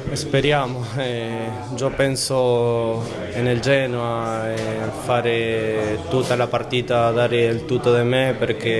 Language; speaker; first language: Italian; non-native, learner; Spanish